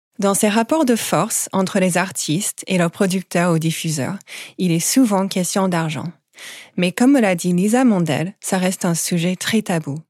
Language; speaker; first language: French; non-native, fluent; English